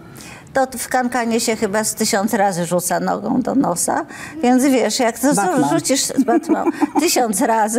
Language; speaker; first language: Polish; native; Polish